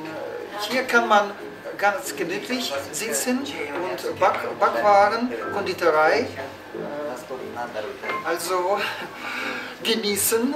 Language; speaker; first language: German; non-native, fluent; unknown